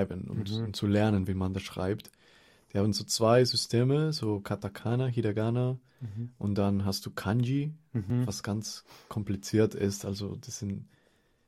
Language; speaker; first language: German; non-native, fluent; Spanish